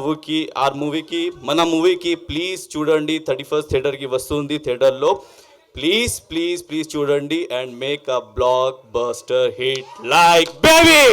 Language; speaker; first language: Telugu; non-native, local second language; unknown